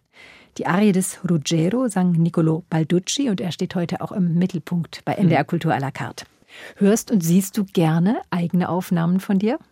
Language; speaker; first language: German; native; German